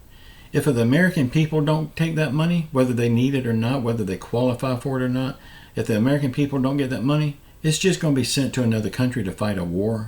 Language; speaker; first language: English; native; English